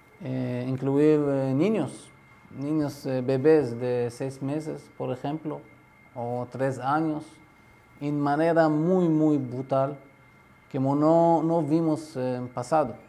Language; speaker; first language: Spanish; non-native, learner; Arabic